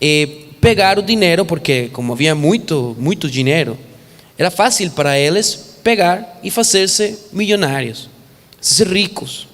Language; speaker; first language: Portuguese; non-native, fluent; Spanish